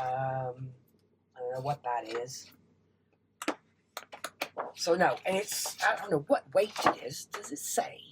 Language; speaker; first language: English; native; English